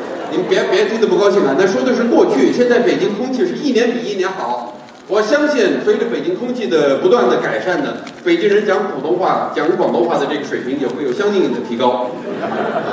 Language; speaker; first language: Chinese; non-native, fluent; English